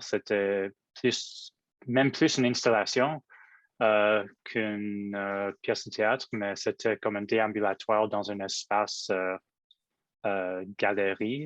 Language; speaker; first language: French; non-native, local second language; English